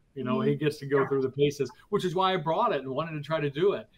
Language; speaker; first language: English; native; English